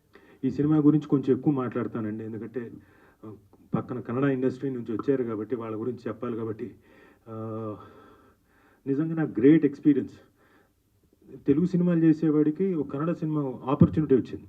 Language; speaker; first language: Telugu; native; Telugu